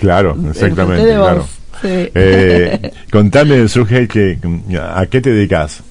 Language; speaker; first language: Spanish; native; Spanish